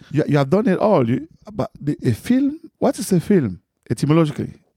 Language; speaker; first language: English; non-native, fluent; French